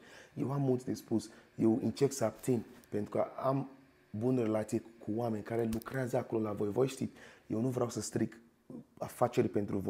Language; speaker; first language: Romanian; non-native, fluent; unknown